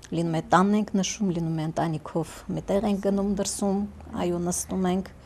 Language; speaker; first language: Armenian; native; Armenian